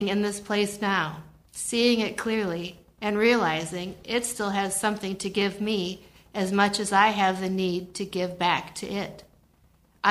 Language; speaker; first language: English; native; English